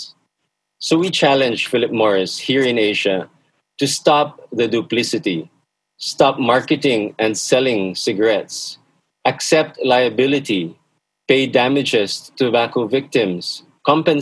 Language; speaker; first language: English; non-native, local second language; Filipino